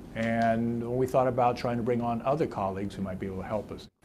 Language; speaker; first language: English; native; English